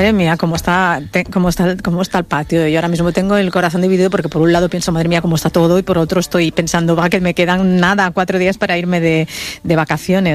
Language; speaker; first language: Spanish; native; Spanish